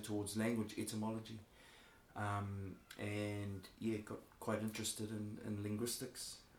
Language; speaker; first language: English; native; English